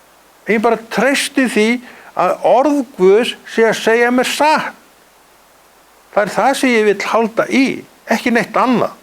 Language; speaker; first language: Icelandic; native; Icelandic